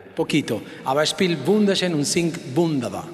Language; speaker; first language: German; non-native, learner; Spanish